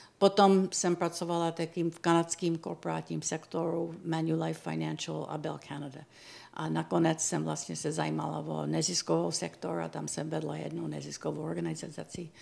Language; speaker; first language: Czech; native; Czech